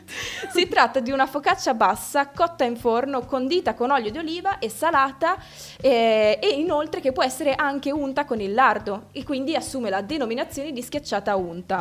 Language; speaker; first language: Italian; native; Italian